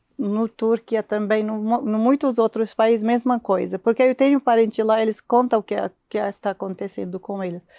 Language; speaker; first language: Portuguese; non-native, learner; Arabic